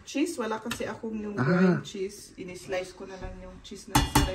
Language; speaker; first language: Filipino; non-native, fluent; German